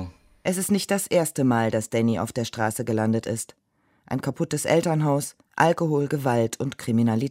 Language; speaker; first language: German; native; German